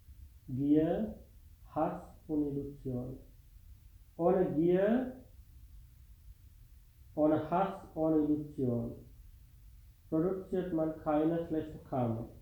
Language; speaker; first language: German; non-native, fluent; Sinhala